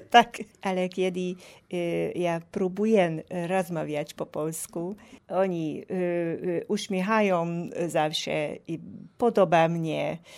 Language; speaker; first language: Polish; non-native, learner; Hungarian